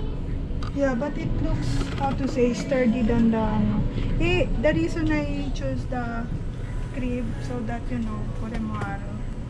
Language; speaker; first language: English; non-native, local second language; Filipino